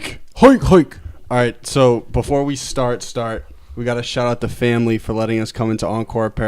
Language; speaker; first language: English; native; English